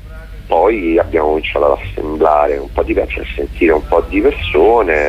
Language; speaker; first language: Italian; native; Italian